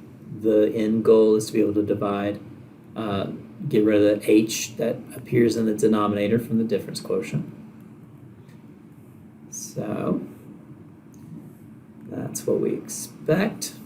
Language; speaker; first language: English; native; English